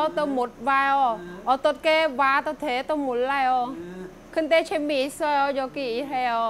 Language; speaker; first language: Korean; non-native, learner; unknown